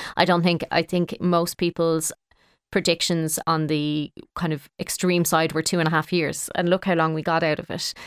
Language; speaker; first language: English; native; English